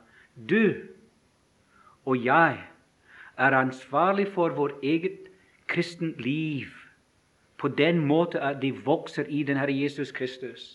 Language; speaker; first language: Norwegian; non-native, fluent; English